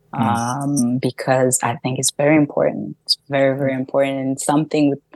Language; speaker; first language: English; early bilingual, other home language; French